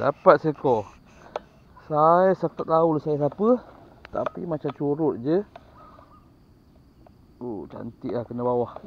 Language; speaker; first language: Malay; native; Malay